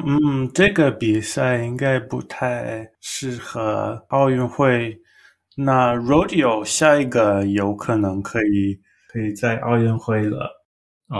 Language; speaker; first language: Chinese; non-native, learner; English